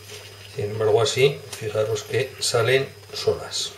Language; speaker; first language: Spanish; native; Spanish